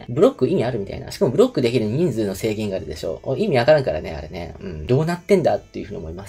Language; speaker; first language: Japanese; native; Japanese